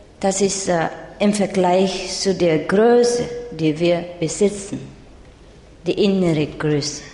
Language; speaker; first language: German; non-native, learner; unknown